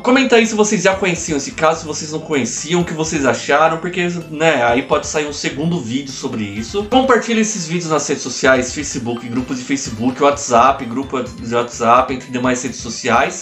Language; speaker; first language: Portuguese; native; Portuguese